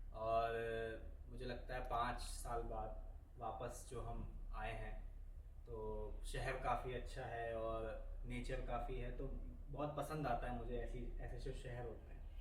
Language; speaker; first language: Hindi; native; Hindi